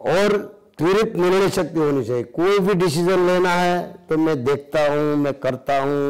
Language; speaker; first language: Hindi; non-native, local second language; Gujarati